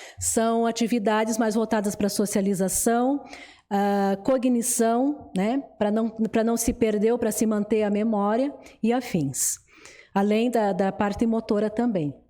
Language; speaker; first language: Portuguese; native; Portuguese